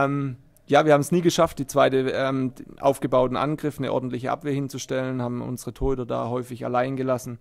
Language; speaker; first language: German; native; German